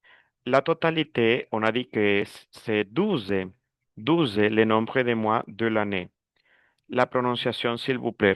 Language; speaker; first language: French; non-native, fluent; Spanish